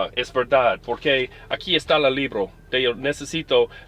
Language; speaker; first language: Spanish; non-native, learner; English